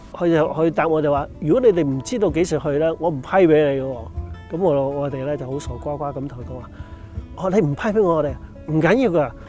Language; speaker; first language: Cantonese; native; Cantonese